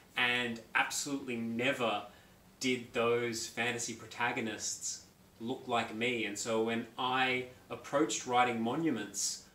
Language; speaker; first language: English; native; English